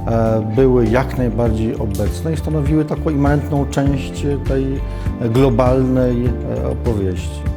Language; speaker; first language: Polish; native; Polish